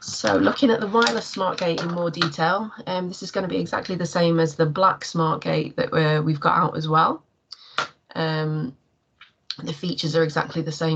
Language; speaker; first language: English; native; English